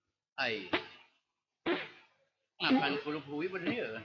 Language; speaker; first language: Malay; non-native, local second language; Sundanese